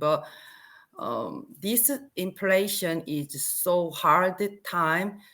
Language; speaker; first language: English; non-native, learner; Korean